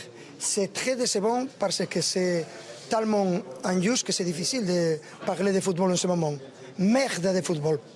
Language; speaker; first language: French; non-native, fluent; Spanish